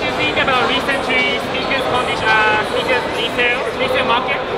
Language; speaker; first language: English; non-native, learner; Japanese